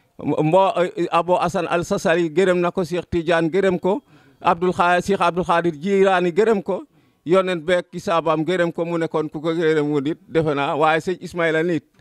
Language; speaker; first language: Wolof; non-native, local second language; Serer